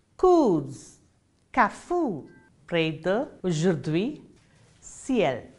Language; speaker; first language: French; non-native, fluent; Malayalam